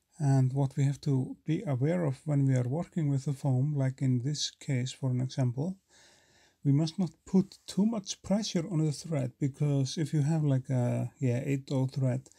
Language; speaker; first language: English; non-native, fluent; Icelandic